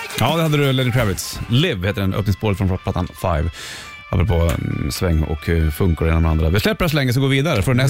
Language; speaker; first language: Swedish; native; Swedish